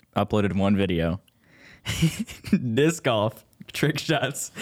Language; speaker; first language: English; native; English